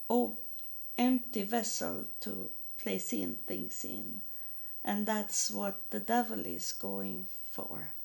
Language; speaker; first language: English; non-native, learner; Swedish